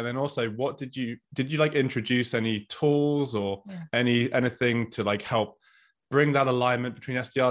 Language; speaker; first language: English; native; English